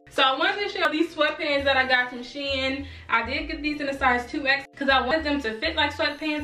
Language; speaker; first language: English; native; English